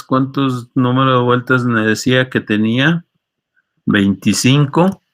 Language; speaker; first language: Spanish; native; Spanish